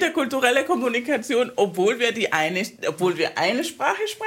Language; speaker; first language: German; non-native, fluent; Spanish